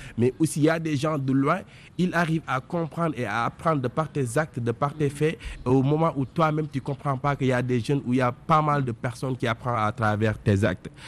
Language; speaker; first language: French; non-native, local second language; Wolof